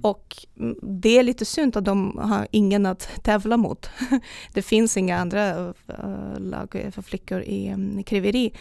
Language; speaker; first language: Swedish; non-native, fluent; Russian